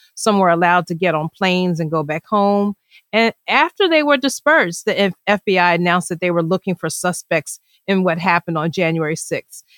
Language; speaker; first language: English; native; English